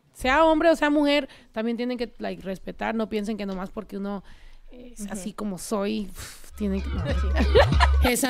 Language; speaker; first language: Spanish; early bilingual, heritage; Spanish